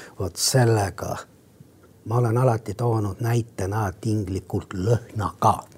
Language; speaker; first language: Estonian; non-native, local second language; Russian